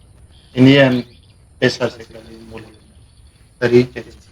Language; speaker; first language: Indonesian; non-native, learner; Malagasy